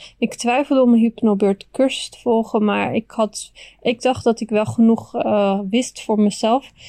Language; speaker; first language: Dutch; early bilingual, other home language; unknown